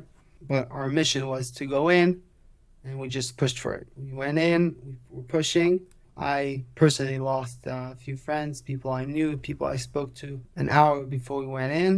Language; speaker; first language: English; non-native, fluent; Hebrew